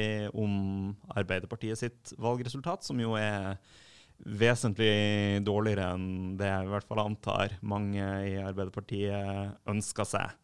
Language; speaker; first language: Norwegian; native; Norwegian